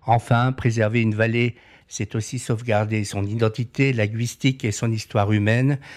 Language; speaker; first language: French; native; French